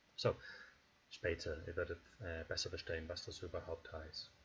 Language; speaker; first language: German; non-native, fluent; English